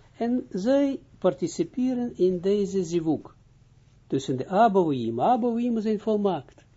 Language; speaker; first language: Dutch; non-native, fluent; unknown